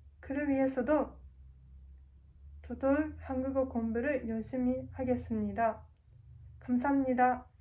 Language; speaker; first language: Korean; non-native, learner; Japanese